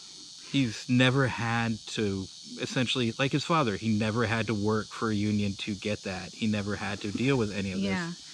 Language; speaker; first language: English; native; English